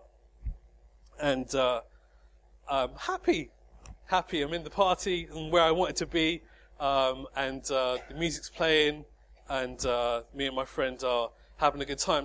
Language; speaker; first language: English; native; English